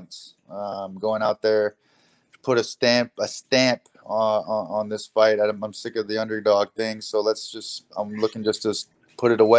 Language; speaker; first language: English; native; English